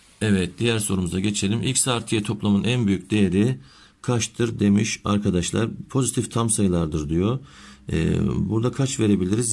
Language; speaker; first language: Turkish; native; Turkish